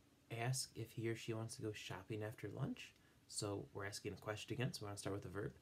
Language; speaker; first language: English; native; English